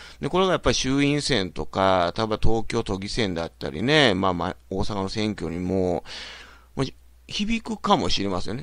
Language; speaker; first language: Japanese; native; Japanese